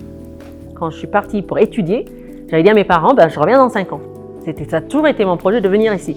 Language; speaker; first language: French; non-native, fluent; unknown